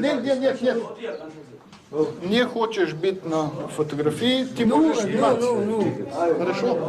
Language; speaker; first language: Russian; non-native, learner; French